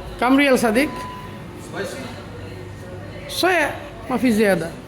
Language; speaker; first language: Arabic; non-native, learner; Bangla